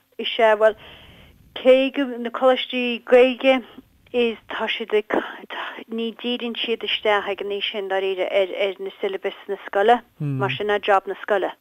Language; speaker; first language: Irish; native; Irish